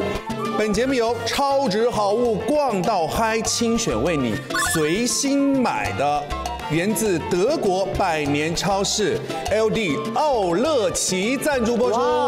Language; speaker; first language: Chinese; native; Chinese